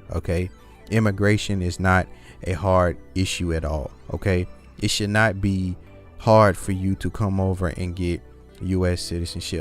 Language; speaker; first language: English; native; English